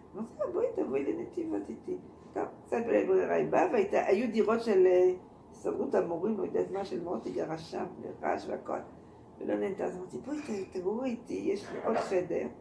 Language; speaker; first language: Hebrew; non-native, fluent; French